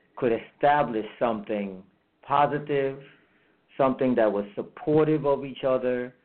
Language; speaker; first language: English; early bilingual, heritage; English